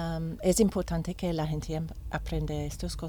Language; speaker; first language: Spanish; non-native, learner; English